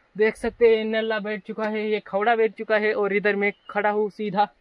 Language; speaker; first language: Hindi; non-native, local second language; Marathi